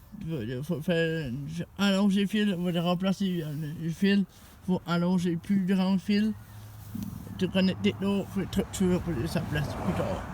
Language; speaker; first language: French; non-native, learner; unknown